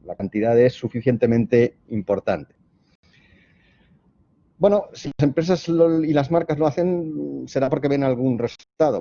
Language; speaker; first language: Spanish; native; Spanish